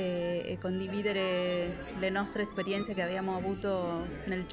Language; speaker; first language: Italian; non-native, fluent; Spanish